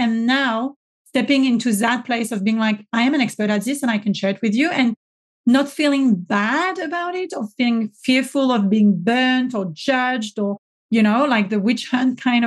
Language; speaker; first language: English; non-native, fluent; French